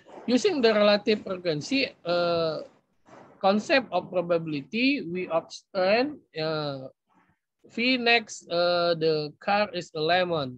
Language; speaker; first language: English; non-native, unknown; Indonesian